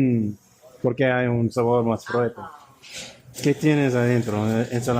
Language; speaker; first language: Spanish; non-native, learner; English